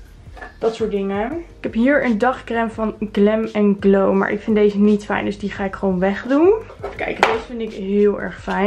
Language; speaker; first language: Dutch; native; Dutch